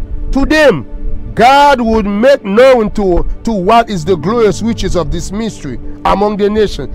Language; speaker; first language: English; non-native, fluent; Haitian Creole